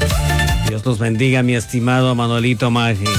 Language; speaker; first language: Spanish; non-native, local second language; Quechua